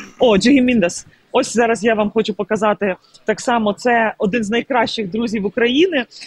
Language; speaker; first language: Ukrainian; native; Ukrainian